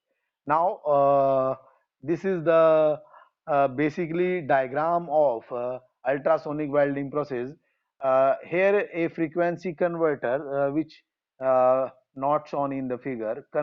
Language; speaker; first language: English; non-native, local second language; Hindi